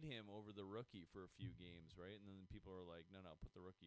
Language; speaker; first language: English; native; English